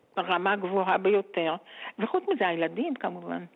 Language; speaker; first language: Hebrew; native; Hebrew